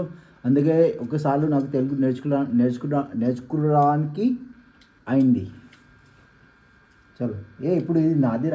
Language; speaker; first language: Telugu; non-native, learner; Marwari